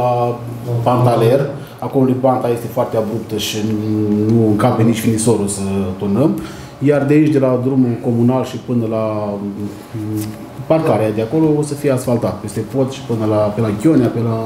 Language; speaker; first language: Romanian; native; Romanian